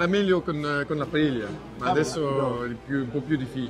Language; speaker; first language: Italian; non-native, fluent; French